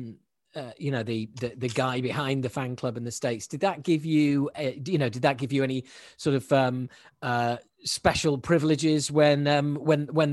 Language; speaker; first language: English; native; English